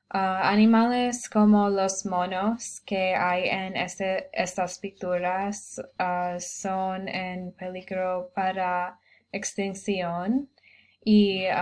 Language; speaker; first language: Spanish; non-native, learner; English